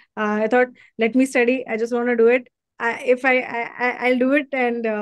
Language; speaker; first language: English; non-native, local second language; Hindi